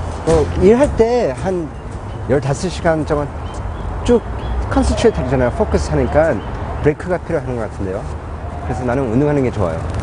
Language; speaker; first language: Korean; early bilingual, heritage; Korean